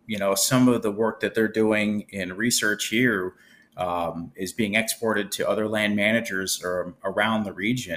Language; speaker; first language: English; native; English